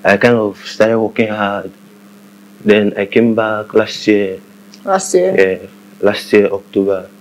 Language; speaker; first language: English; non-native, local second language; Igbo